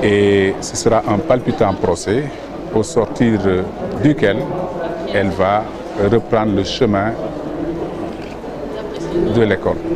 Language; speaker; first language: French; non-native, local second language; Wolof